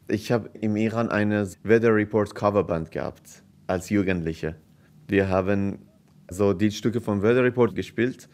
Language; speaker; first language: German; non-native, fluent; Persian